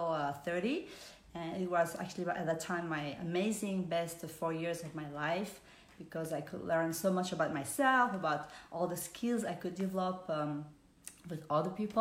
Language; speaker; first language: English; non-native, fluent; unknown